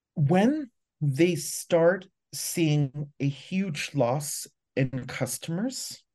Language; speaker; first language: English; non-native, local second language; Filipino